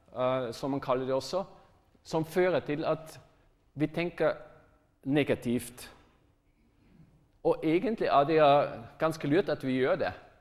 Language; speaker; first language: Norwegian; non-native, fluent; German